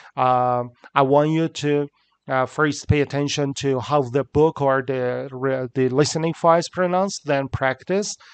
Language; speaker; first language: English; non-native, fluent; Persian